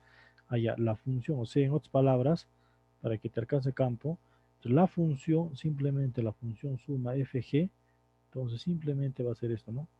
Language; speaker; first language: Spanish; native; Spanish